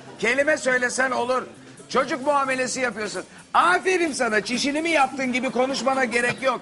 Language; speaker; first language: Turkish; native; Turkish